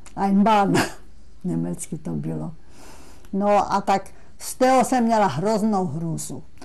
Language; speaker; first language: Czech; non-native, local second language; German